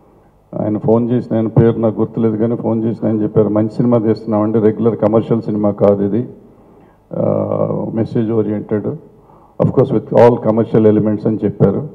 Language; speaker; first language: Telugu; native; Telugu